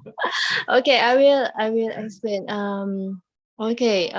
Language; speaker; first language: English; non-native, learner; Indonesian